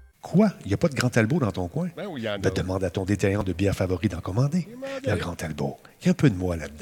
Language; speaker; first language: French; native; French